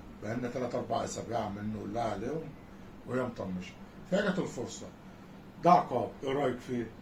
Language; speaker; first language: Arabic; native; Arabic